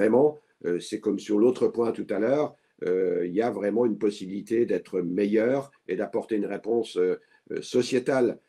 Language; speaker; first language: French; native; French